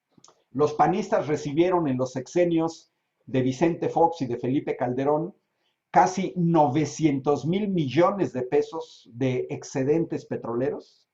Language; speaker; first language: Spanish; native; Spanish